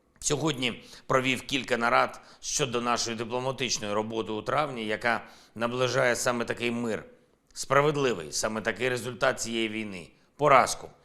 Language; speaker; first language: Ukrainian; non-native, local second language; Russian